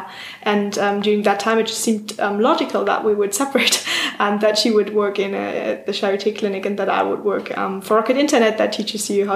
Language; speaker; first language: English; non-native, fluent; German